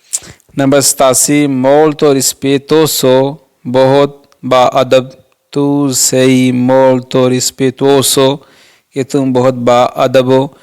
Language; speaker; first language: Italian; non-native, fluent; Urdu